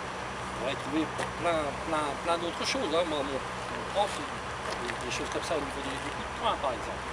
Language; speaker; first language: French; native; French